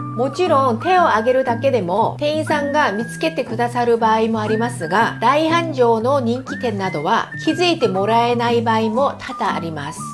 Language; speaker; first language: Japanese; non-native, fluent; Korean